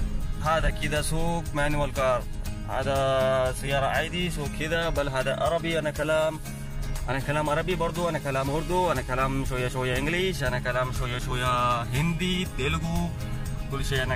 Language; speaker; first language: Arabic; non-native, learner; Hindi